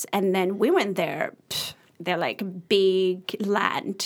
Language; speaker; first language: English; early bilingual, other home language; Arabic